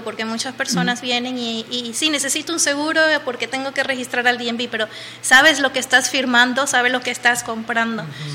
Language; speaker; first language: Spanish; native; Spanish